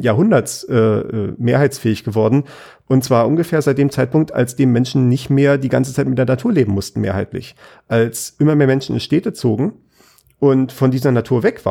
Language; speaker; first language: German; native; German